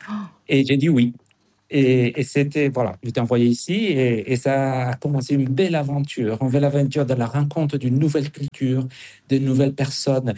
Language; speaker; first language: French; non-native, fluent; Spanish